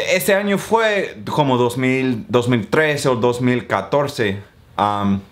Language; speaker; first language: Spanish; non-native, fluent; English